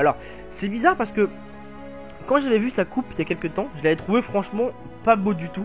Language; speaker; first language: French; native; French